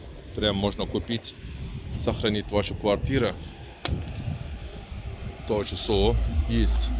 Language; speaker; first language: Russian; non-native, learner; Turkish